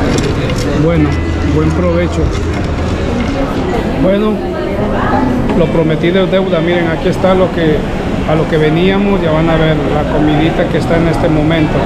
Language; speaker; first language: Spanish; native; Spanish